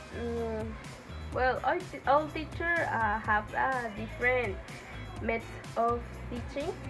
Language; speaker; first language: English; non-native, learner; Spanish